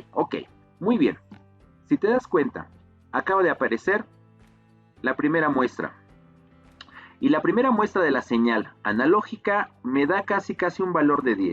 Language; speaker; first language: Spanish; native; Spanish